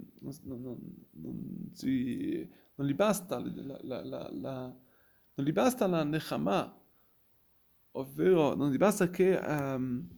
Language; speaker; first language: Italian; non-native, fluent; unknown